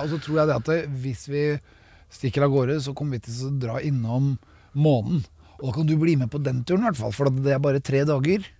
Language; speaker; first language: Norwegian; native; Norwegian